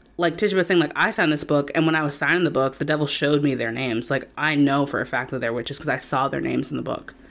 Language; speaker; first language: English; native; English